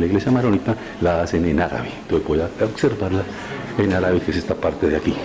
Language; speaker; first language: Spanish; native; Spanish